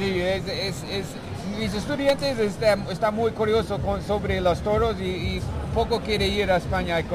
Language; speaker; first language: Spanish; non-native, learner; English